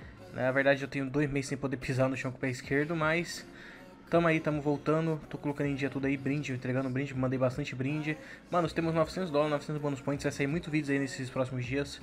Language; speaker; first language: Portuguese; native; Portuguese